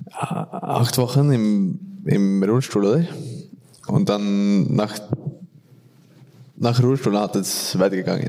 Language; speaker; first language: German; non-native, fluent; Norwegian